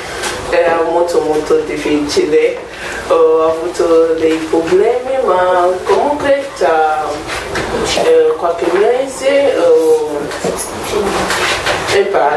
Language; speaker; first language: Italian; non-native, learner; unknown